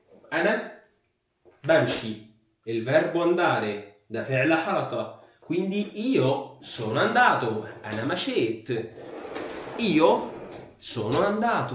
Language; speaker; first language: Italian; non-native, fluent; Arabic